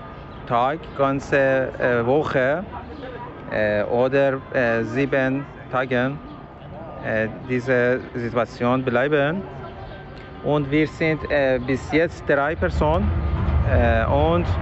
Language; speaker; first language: German; non-native, learner; Persian